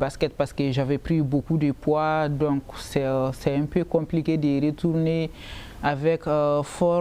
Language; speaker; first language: French; non-native, local second language; Bambara